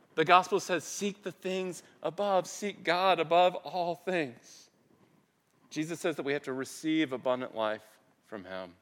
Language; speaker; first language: English; native; English